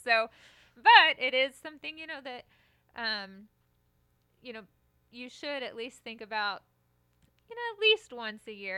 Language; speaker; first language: English; native; English